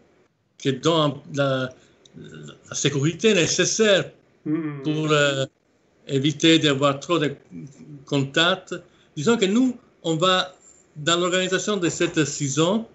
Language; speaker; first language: French; non-native, fluent; Italian